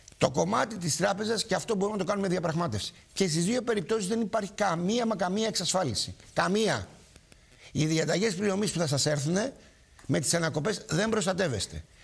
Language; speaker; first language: Greek; native; Greek